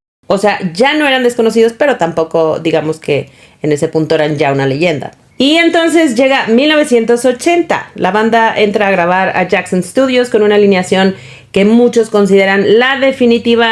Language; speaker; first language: Spanish; native; Spanish